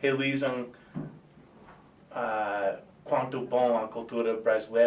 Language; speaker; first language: Portuguese; non-native, fluent; English